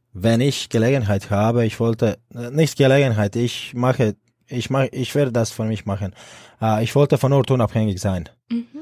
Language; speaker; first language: German; non-native, fluent; Croatian